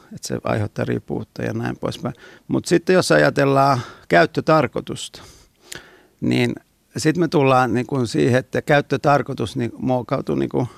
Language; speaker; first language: Finnish; non-native, fluent; Italian